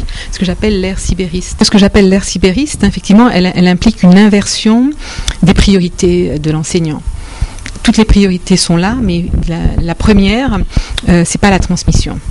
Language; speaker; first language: French; native; French